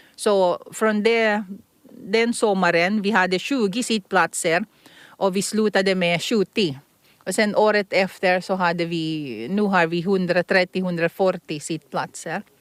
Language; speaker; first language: Swedish; non-native, fluent; Filipino